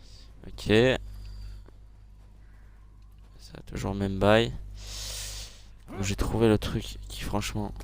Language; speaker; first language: French; native; French